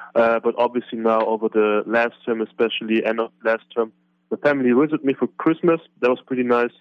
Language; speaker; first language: English; non-native, fluent; German